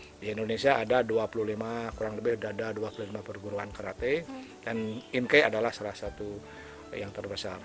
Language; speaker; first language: Indonesian; native; Indonesian